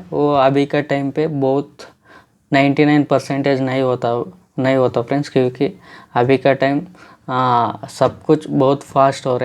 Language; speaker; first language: Hindi; non-native, local second language; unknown